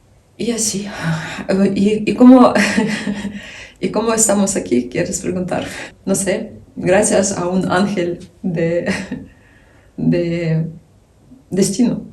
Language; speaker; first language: Spanish; non-native, fluent; Ukrainian